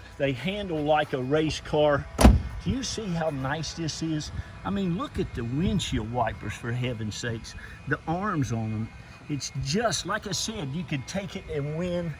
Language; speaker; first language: English; native; English